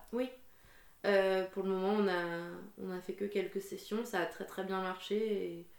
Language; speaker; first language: French; native; French